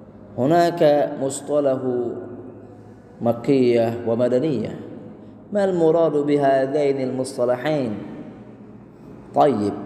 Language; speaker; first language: Arabic; non-native, fluent; Indonesian